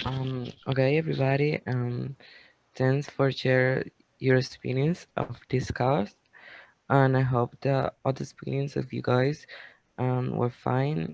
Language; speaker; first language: English; non-native, learner; Spanish